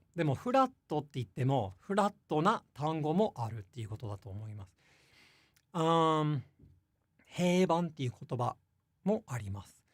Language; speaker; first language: Japanese; non-native, fluent; English